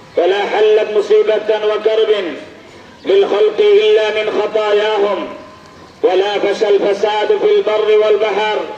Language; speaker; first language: Arabic; non-native, fluent; Bangla